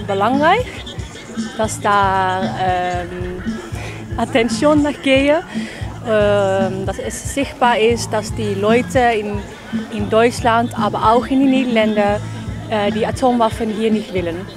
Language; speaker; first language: German; non-native, learner; Dutch